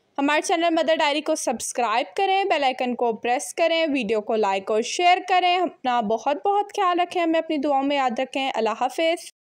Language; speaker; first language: Urdu; native; Urdu